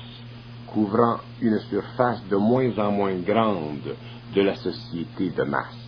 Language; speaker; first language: French; native; French